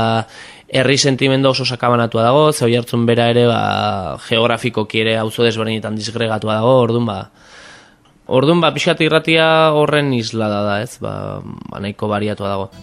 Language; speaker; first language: Basque; native; Basque